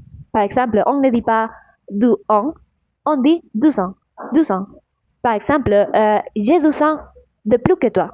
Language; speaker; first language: French; non-native, learner; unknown